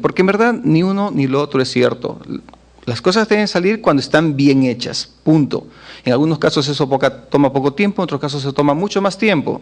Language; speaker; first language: Spanish; native; Spanish